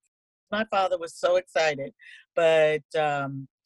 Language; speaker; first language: English; native; English